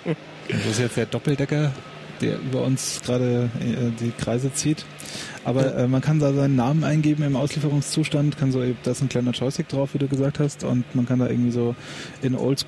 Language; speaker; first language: German; native; German